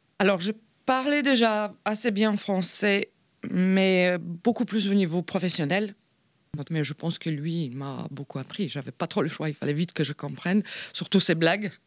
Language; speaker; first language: French; non-native, fluent; Polish